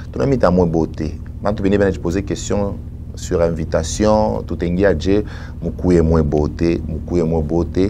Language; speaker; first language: French; non-native, local second language; Swahili